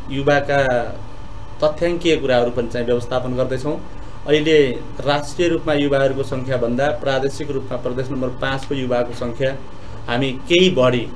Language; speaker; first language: Nepali; native; Nepali